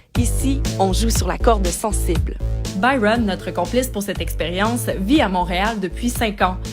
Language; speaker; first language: French; native; French